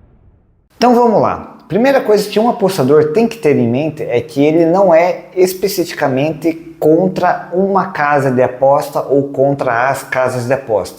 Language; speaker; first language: Portuguese; native; Portuguese